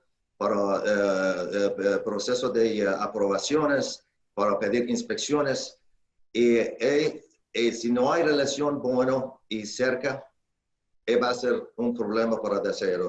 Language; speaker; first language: Spanish; non-native, learner; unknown